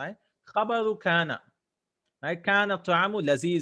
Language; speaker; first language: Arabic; non-native, fluent; English